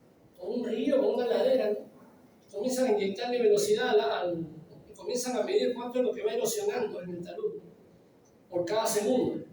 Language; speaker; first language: Spanish; native; Spanish